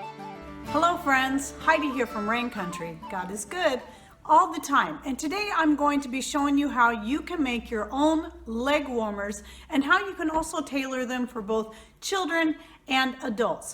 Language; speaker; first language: English; native; English